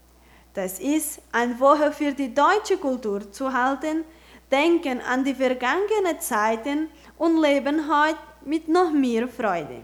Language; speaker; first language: German; non-native, learner; Portuguese